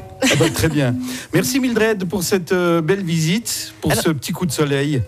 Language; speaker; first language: French; native; French